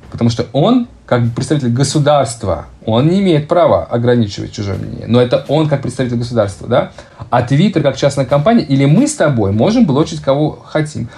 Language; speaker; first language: Russian; native; Russian